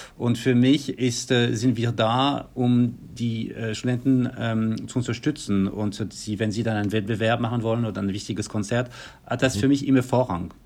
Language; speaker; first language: German; non-native, fluent; French